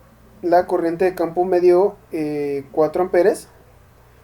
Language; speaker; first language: Spanish; native; Spanish